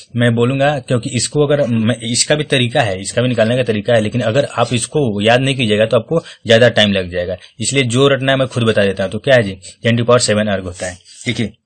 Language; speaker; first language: Hindi; native; Hindi